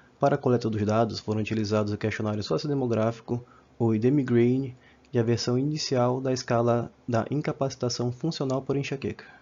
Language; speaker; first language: Portuguese; native; Portuguese